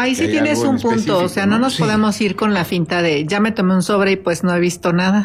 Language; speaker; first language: Spanish; native; Spanish